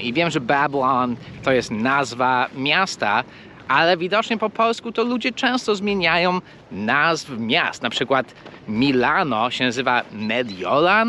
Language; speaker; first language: Polish; non-native, fluent; English